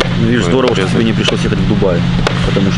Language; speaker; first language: Russian; native; Russian